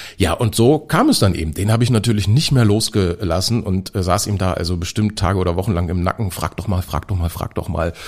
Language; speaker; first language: German; native; German